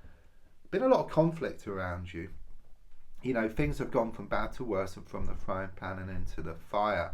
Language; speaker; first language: English; native; English